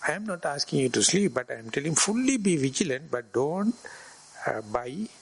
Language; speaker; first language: English; non-native, local second language; Sinhala